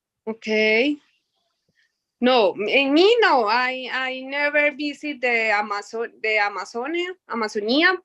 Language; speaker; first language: English; non-native, learner; Spanish